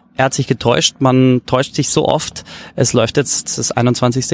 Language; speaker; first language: German; native; German